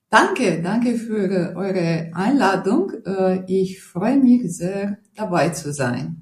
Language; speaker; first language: German; non-native, fluent; Romanian